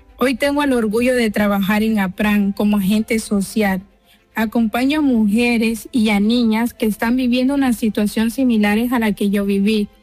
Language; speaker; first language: Spanish; native; Spanish